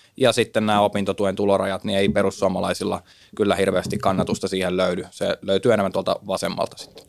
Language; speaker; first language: Finnish; native; Finnish